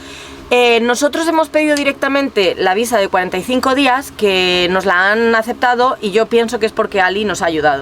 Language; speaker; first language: Spanish; native; Spanish